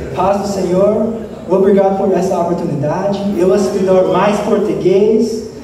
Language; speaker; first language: Portuguese; non-native, learner; English